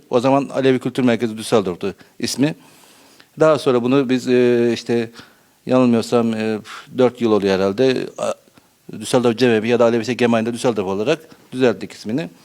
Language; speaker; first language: Turkish; native; Turkish